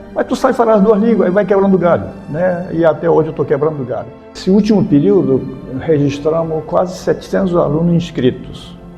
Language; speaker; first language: Portuguese; early bilingual, other home language; Japanese